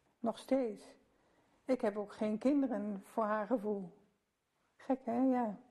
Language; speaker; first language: Dutch; native; Dutch